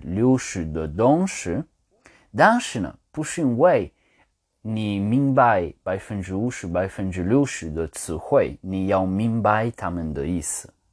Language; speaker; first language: Chinese; non-native, learner; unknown